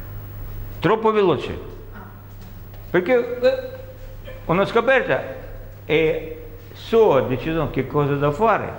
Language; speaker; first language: Italian; non-native, learner; Russian